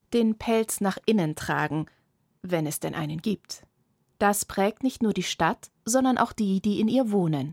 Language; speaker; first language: German; native; German